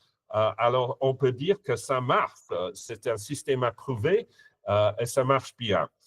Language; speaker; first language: French; non-native, fluent; English